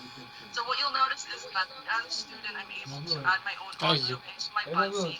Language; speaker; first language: English; native; English